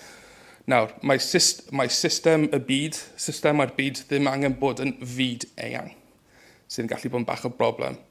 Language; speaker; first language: Welsh; native; Welsh